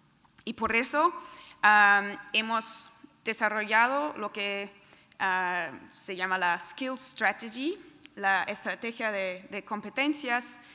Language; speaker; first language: Spanish; non-native, fluent; German